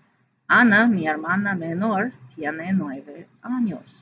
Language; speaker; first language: Spanish; non-native, fluent; English